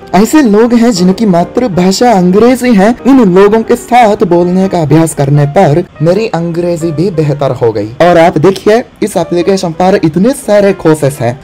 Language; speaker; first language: Hindi; non-native, fluent; Japanese